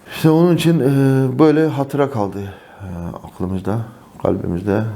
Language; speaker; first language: Turkish; non-native, fluent; Avaric